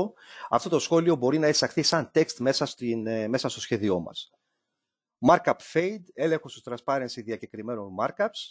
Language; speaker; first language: Greek; native; Greek